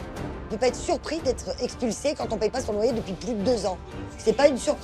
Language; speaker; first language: French; native; French